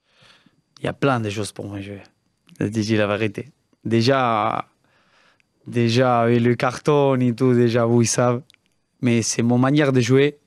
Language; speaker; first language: French; non-native, learner; Spanish